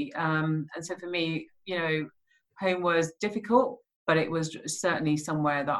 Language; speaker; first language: English; native; English